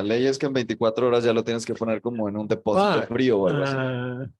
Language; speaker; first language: Spanish; native; Spanish